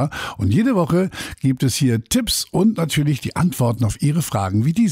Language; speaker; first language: German; native; German